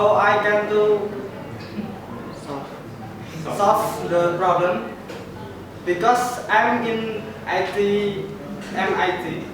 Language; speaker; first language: English; non-native, learner; Indonesian